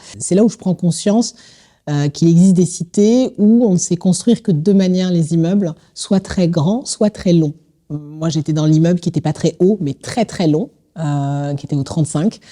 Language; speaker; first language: French; native; French